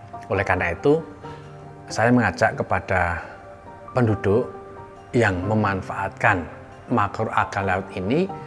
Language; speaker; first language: Indonesian; native; Indonesian